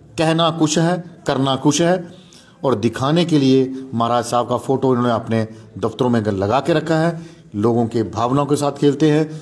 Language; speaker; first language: Hindi; non-native, local second language; Dogri